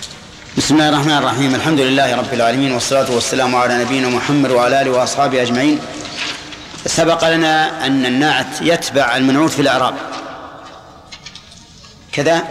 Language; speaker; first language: Arabic; native; Arabic